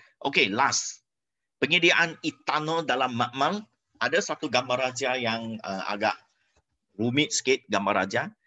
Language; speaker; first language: Malay; non-native, local second language; Chinese